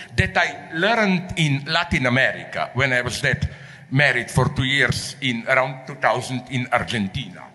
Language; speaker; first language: English; non-native, fluent; Slovenian